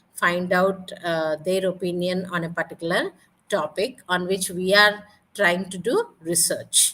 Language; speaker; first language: English; non-native, local second language; Telugu